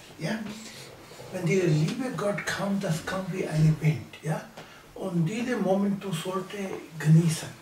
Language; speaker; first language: German; non-native, learner; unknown